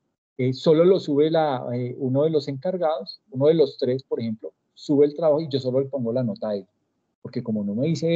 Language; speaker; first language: Spanish; native; Spanish